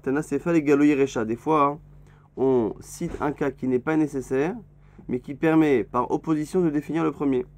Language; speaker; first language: French; native; French